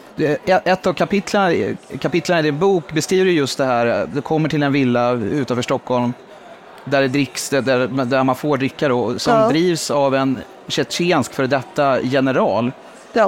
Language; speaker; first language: Swedish; native; Swedish